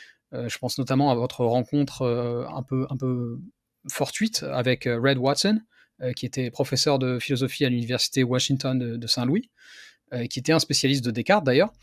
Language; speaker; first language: French; native; French